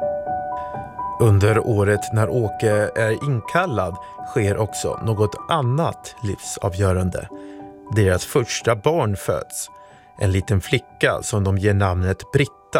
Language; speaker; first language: Swedish; native; Swedish